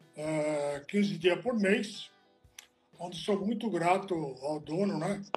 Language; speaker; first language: Portuguese; non-native, fluent; Italian